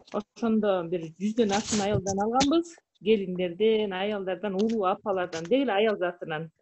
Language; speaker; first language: Kyrgyz; native; Kyrgyz